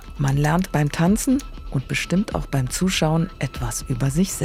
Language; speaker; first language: German; native; German